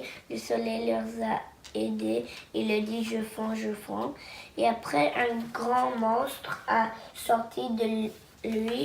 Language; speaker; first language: French; non-native, local second language; English